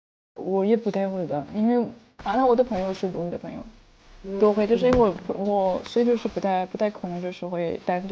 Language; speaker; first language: Chinese; non-native, fluent; French